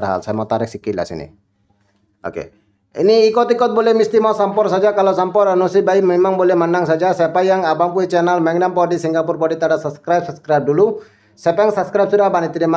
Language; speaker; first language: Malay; non-native, local second language; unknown